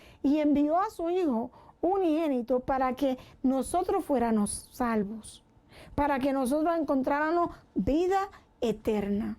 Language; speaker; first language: Spanish; native; Spanish